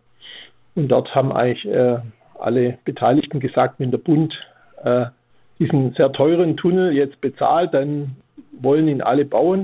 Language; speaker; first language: German; native; German